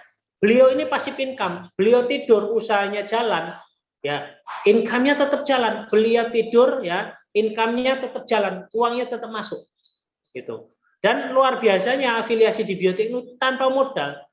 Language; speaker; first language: Indonesian; non-native, local second language; Javanese